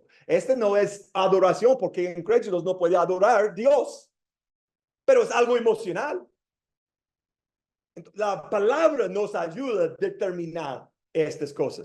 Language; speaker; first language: Spanish; non-native, fluent; English